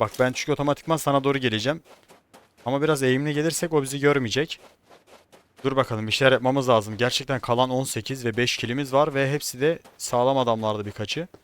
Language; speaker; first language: Turkish; native; Turkish